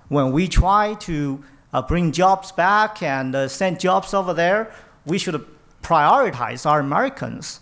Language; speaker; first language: English; non-native, fluent; Chinese